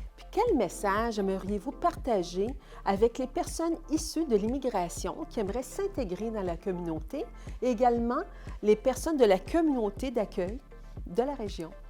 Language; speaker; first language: French; native; French